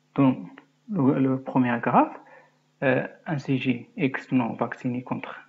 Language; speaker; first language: French; non-native, local second language; Arabic